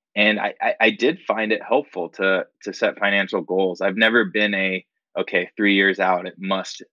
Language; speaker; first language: English; native; English